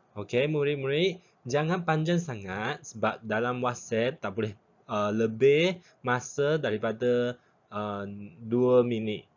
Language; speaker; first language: Malay; non-native, local second language; Chinese